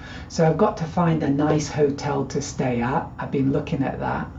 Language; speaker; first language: English; native; English